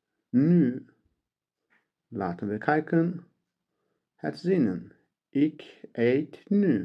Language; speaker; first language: Dutch; non-native, learner; Turkish